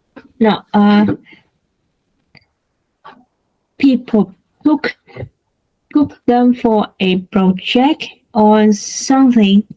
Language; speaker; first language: English; non-native, learner; Vietnamese